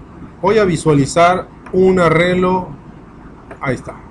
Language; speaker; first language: Spanish; native; Spanish